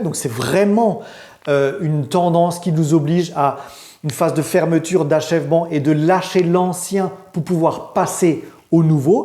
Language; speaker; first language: French; native; French